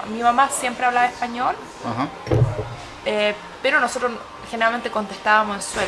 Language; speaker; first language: Spanish; early bilingual, heritage; Swedish